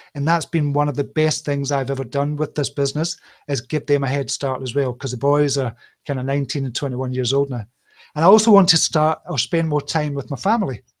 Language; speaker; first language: English; native; English